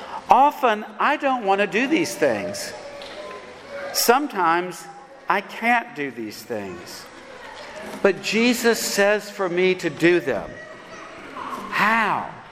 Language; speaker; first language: English; native; English